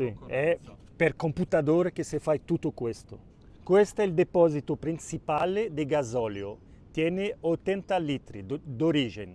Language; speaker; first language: Italian; non-native, local second language; Spanish